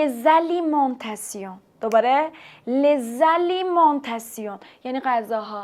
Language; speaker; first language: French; non-native, fluent; Persian